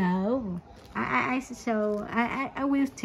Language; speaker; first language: English; non-native, learner; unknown